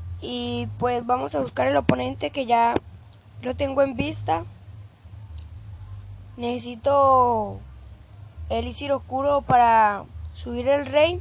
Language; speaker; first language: Spanish; native; Spanish